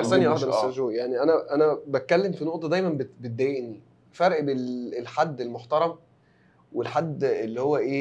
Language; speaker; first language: Arabic; native; Arabic